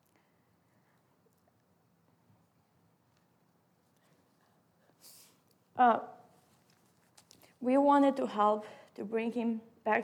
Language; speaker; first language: English; non-native, fluent; Albanian